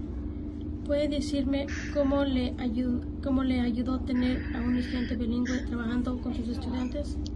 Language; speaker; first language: Spanish; early bilingual, heritage; Spanish